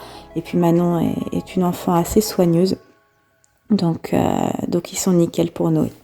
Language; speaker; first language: French; native; French